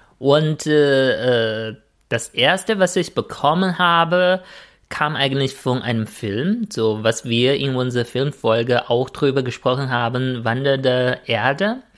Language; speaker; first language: German; non-native, fluent; Chinese